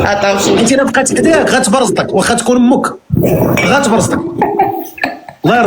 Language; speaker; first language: Arabic; native; Arabic